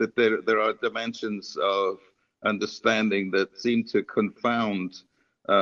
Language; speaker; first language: English; native; English